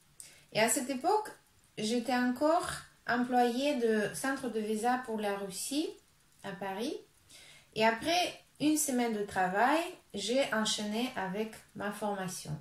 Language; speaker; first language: French; non-native, fluent; Russian